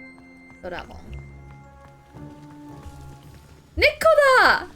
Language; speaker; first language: Japanese; non-native, learner; Chinese